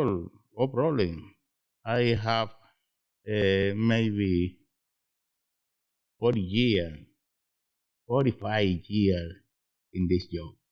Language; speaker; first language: English; non-native, learner; Spanish